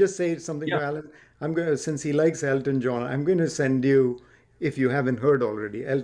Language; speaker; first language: English; non-native, local second language; Tamil